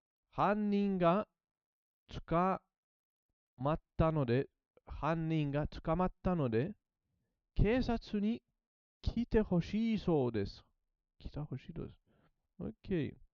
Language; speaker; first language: Japanese; non-native, learner; German